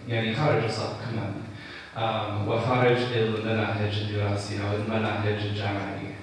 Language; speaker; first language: Arabic; non-native, fluent; English